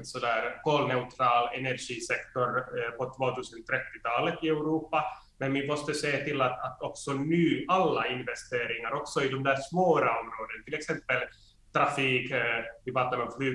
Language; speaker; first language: Swedish; non-native, fluent; Finnish